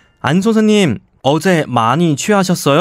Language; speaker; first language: Korean; non-native, learner; Chinese